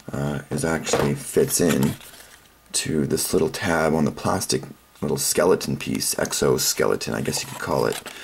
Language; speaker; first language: English; native; English